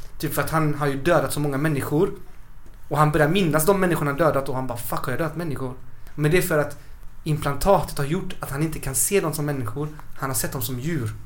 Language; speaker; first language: Swedish; early bilingual, other home language; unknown